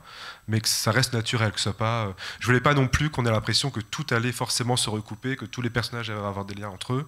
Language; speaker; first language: French; native; French